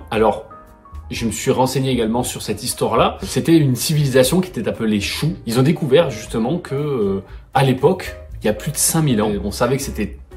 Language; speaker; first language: French; native; French